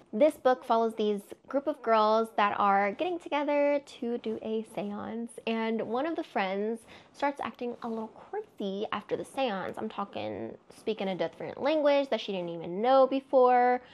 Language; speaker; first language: English; native; English